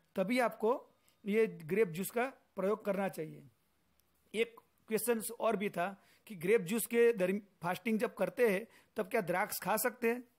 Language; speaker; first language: Hindi; non-native, local second language; Gujarati